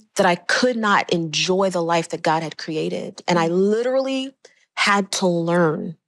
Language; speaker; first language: English; native; English